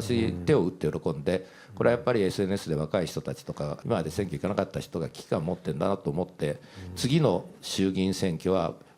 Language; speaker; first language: Japanese; native; Japanese